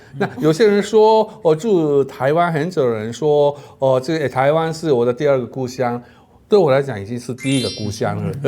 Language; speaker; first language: Chinese; non-native, fluent; Japanese